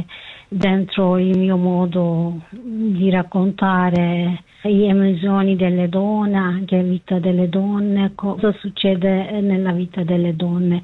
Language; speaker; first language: Italian; non-native, fluent; Kurdish